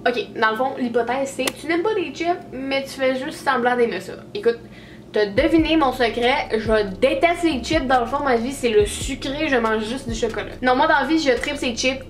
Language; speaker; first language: French; native; French